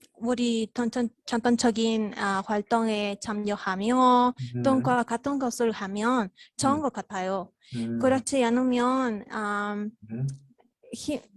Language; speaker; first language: Korean; non-native, learner; Spanish